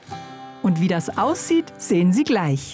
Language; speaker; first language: German; native; German